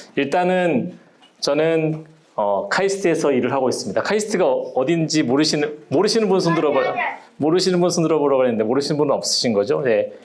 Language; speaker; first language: Korean; native; Korean